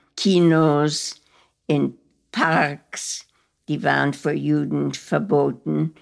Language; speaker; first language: German; native; German